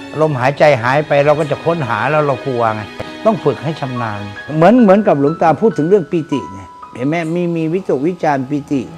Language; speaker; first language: Thai; native; Thai